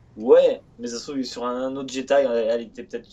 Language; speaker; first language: French; native; French